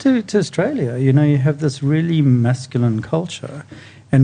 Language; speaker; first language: English; native; English